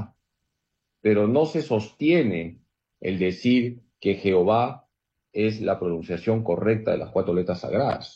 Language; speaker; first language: Spanish; native; Spanish